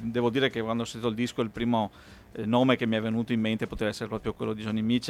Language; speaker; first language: Italian; native; Italian